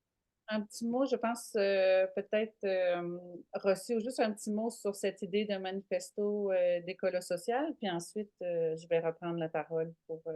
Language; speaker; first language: French; native; French